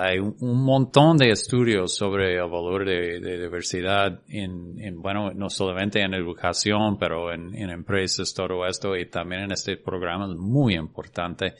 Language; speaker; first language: Spanish; non-native, fluent; English